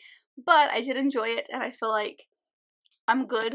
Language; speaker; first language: English; native; English